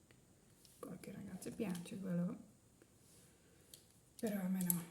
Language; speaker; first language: Italian; non-native, learner; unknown